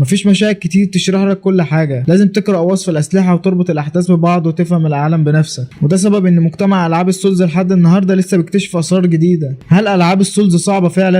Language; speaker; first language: Arabic; native; Arabic